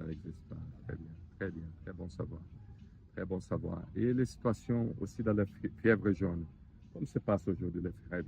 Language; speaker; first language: French; non-native, learner; Portuguese